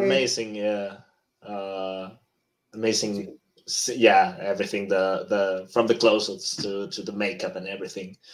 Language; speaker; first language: English; non-native, fluent; Spanish